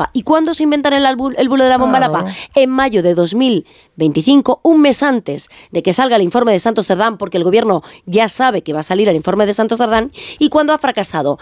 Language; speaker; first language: Spanish; native; Spanish